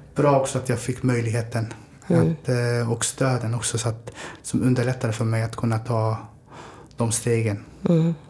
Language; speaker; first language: Swedish; early bilingual, other home language; Somali